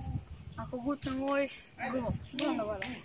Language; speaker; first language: Macedonian; native; Macedonian